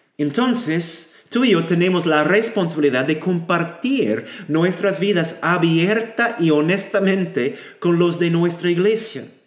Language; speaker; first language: Spanish; non-native, fluent; English